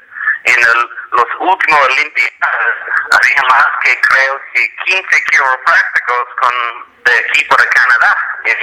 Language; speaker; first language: Spanish; non-native, fluent; English